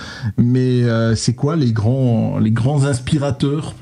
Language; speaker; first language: French; native; French